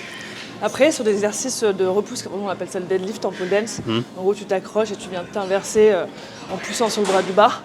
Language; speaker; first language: French; native; French